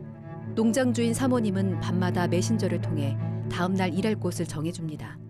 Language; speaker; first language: Korean; native; Korean